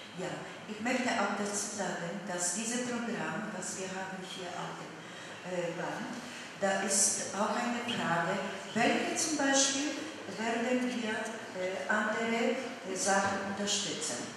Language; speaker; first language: German; non-native, fluent; Polish